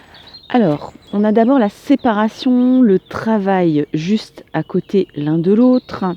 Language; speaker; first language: French; native; French